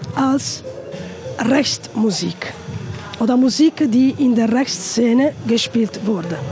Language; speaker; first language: German; non-native, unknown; Italian